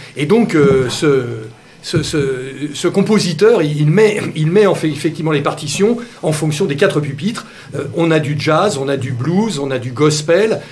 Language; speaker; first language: French; native; French